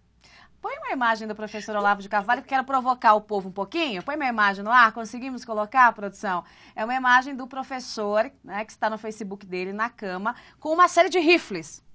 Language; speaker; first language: Portuguese; native; Portuguese